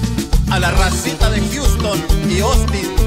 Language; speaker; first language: Spanish; native; Spanish